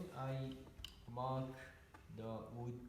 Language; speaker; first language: English; non-native, learner; Japanese